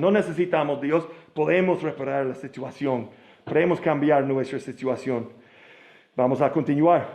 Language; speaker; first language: Spanish; non-native, learner; English